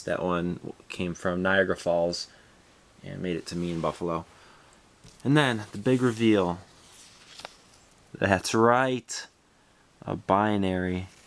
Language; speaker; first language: English; native; English